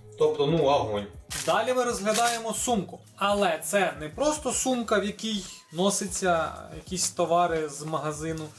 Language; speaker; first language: Ukrainian; non-native, local second language; Russian